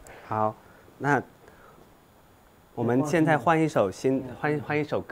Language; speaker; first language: Chinese; native; Chinese